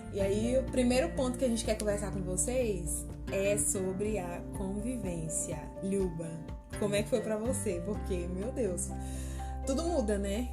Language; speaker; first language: Portuguese; native; Portuguese